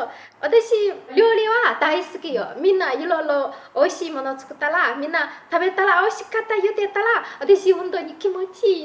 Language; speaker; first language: Japanese; non-native, learner; Chinese